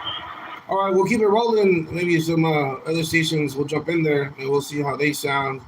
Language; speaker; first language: English; native; English